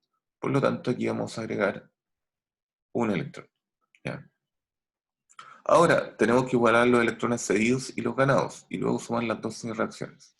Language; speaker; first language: Spanish; native; Spanish